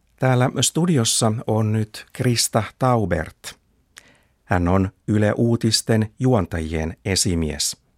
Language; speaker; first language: Finnish; native; Finnish